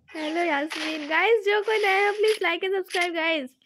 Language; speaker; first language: Hindi; non-native, local second language; Bangla